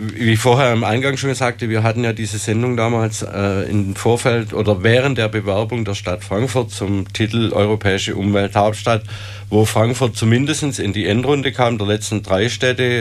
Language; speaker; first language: German; native; German